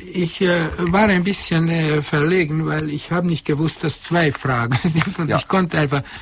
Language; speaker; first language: German; non-native, fluent; Hungarian